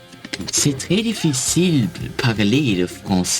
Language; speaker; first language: French; non-native, learner; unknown